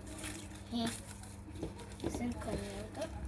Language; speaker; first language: German; early bilingual, other home language; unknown